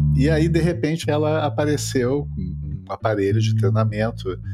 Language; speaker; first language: Portuguese; native; Portuguese